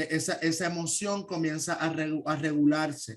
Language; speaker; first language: Spanish; native; Spanish